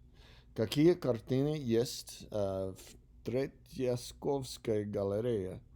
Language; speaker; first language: Russian; non-native, learner; English